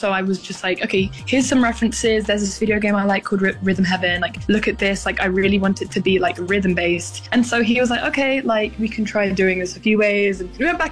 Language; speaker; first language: English; native; English